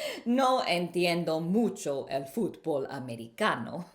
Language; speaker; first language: Spanish; non-native, fluent; English